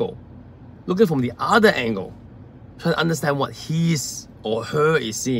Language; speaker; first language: English; non-native, local second language; Chinese